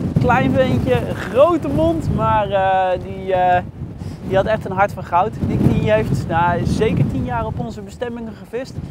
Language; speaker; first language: Dutch; native; Dutch